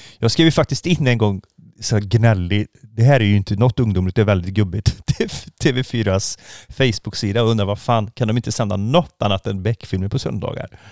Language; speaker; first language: Swedish; native; Swedish